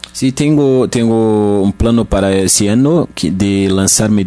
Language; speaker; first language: Spanish; non-native, learner; Portuguese